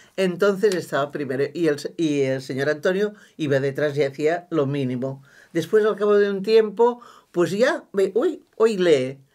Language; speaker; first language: Spanish; non-native, local second language; Catalan